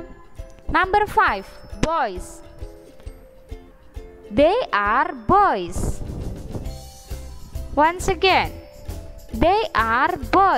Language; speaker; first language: English; non-native, fluent; Indonesian